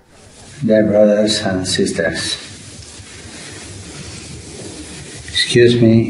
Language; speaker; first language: English; non-native, learner; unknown